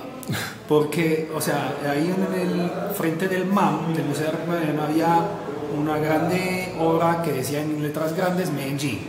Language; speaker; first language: Spanish; non-native, fluent; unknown